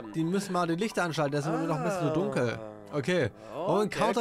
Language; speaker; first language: German; native; German